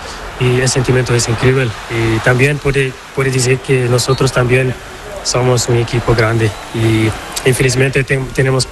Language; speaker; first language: Spanish; non-native, learner; Portuguese